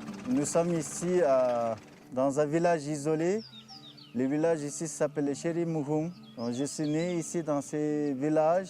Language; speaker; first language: French; non-native, learner; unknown